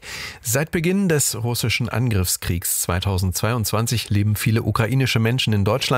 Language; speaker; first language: German; native; German